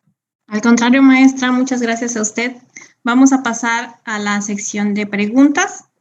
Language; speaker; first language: Spanish; native; Spanish